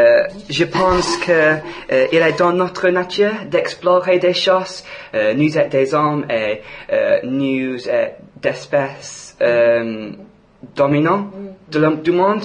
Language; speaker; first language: French; non-native, fluent; English